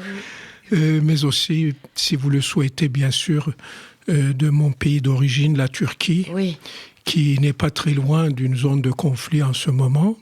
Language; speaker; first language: French; non-native, fluent; Turkish